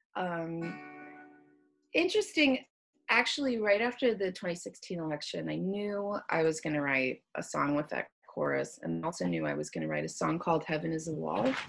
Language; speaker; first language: English; native; English